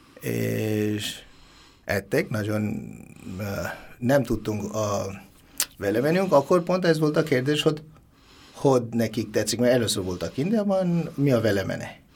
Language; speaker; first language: Hungarian; non-native, learner; Bangla